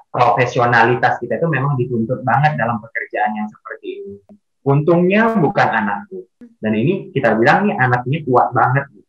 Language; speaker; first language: Indonesian; native; Indonesian